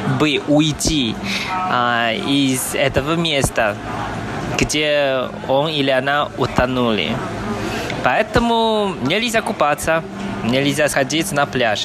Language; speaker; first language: Russian; non-native, fluent; Chinese